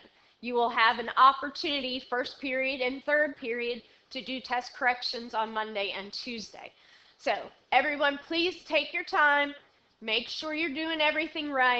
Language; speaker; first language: English; native; English